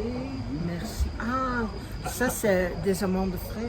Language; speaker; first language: French; non-native, fluent; Dutch